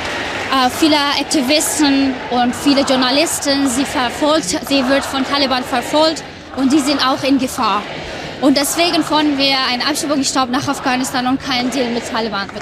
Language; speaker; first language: German; non-native, learner; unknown